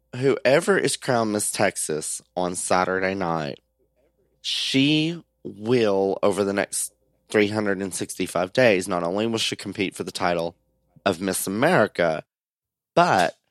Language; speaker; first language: English; native; English